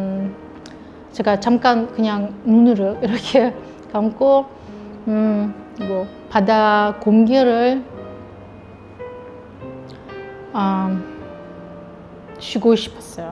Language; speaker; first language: Korean; non-native, fluent; Russian